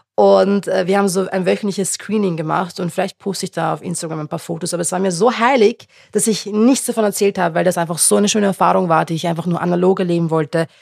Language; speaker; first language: German; non-native, local second language; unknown